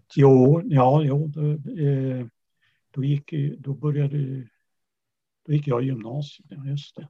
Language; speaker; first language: Swedish; early bilingual, other home language; Yiddish